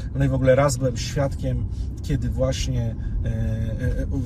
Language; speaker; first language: Polish; native; Polish